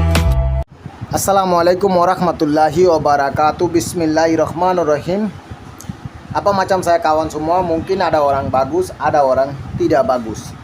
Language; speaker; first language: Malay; non-native, learner; Bangla